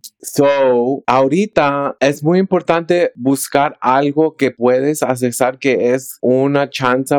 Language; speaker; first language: Spanish; early bilingual, heritage; Spanish